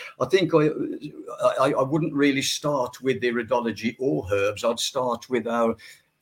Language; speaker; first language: English; native; English